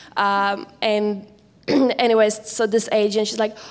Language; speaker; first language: English; non-native, fluent; Swedish